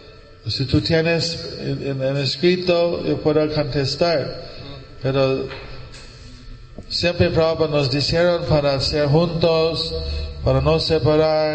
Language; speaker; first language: Spanish; non-native, learner; English